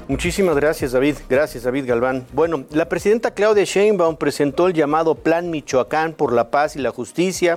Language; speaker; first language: Spanish; native; Spanish